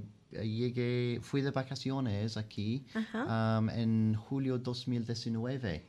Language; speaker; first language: Spanish; non-native, fluent; English